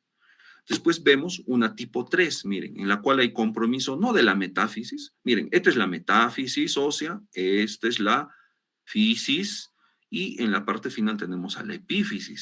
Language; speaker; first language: Spanish; native; Spanish